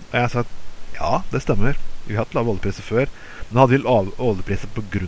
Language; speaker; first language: Norwegian; native; Norwegian